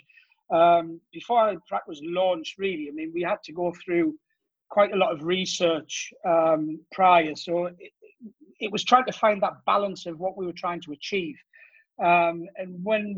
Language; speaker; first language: English; native; English